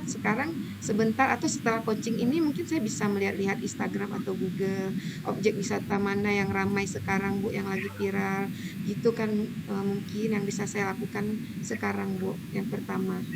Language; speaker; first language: Indonesian; native; Indonesian